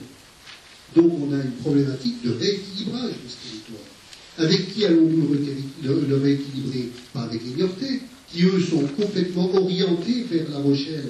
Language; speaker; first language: French; native; French